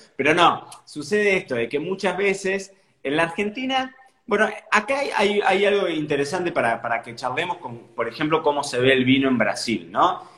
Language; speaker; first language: Spanish; native; Spanish